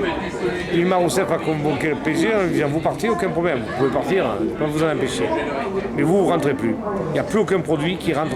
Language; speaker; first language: French; native; French